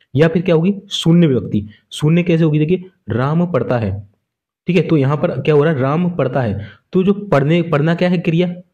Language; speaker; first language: Hindi; native; Hindi